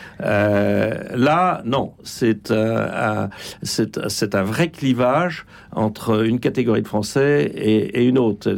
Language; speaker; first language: French; native; French